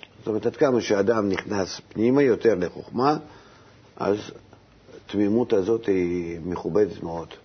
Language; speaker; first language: Hebrew; non-native, fluent; Russian